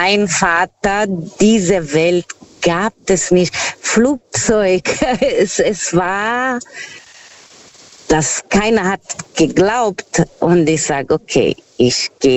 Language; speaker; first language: German; non-native, fluent; Portuguese